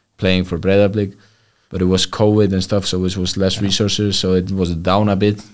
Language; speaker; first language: English; non-native, fluent; Icelandic